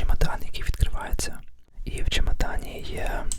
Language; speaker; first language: Ukrainian; early bilingual, heritage; Ukrainian